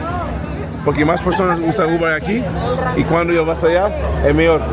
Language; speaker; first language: Spanish; non-native, learner; English